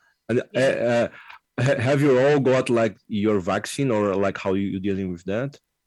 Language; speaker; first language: English; non-native, fluent; Portuguese